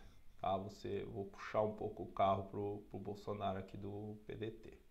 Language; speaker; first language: Portuguese; native; Portuguese